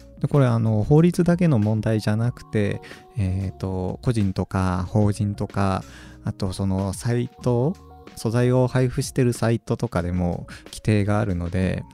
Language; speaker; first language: Japanese; native; Japanese